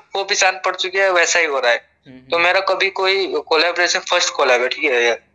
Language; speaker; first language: Hindi; non-native, local second language; Gujarati